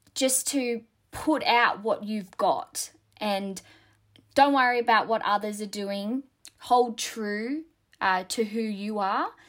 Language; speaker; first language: English; native; English